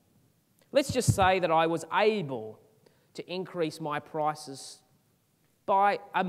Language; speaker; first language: English; native; English